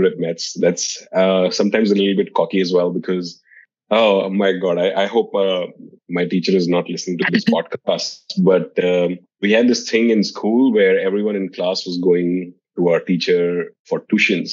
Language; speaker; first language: English; non-native, local second language; Hindi